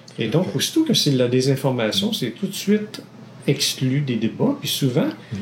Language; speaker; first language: French; native; French